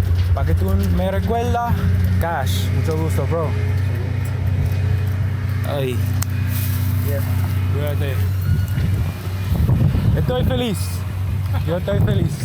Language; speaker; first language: Spanish; non-native, learner; English